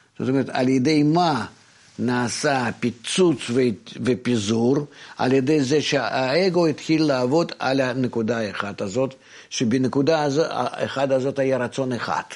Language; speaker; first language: Hebrew; non-native, fluent; Russian